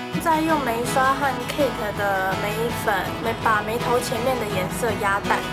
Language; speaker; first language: Chinese; native; Chinese